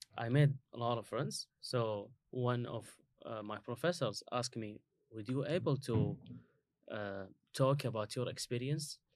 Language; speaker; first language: English; non-native, learner; Arabic